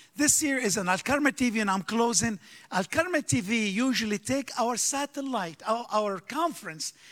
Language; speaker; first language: English; early bilingual, other home language; Arabic